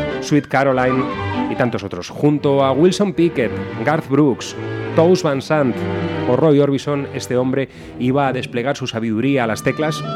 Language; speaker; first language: Spanish; native; Spanish